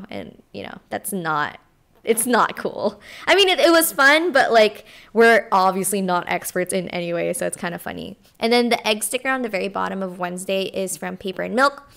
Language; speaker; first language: English; non-native, local second language; Filipino